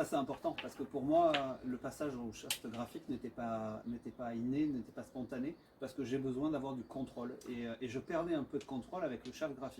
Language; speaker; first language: French; native; French